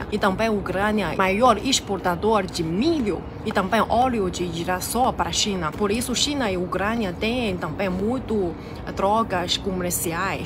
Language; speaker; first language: Portuguese; non-native, fluent; Chinese